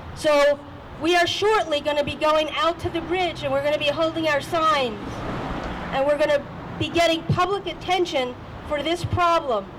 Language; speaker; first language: English; native; English